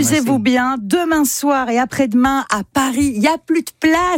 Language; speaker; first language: French; native; French